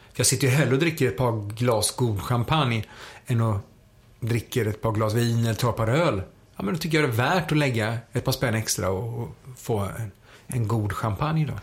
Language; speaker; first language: Swedish; native; Swedish